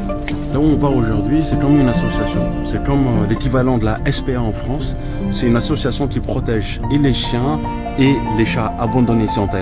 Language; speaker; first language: French; native; French